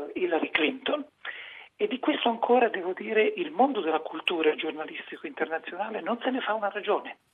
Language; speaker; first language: Italian; non-native, fluent; Arabic